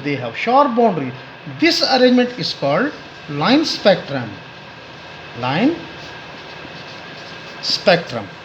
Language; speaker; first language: English; non-native, local second language; Pashto